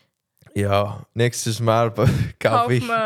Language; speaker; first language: German; non-native, learner; English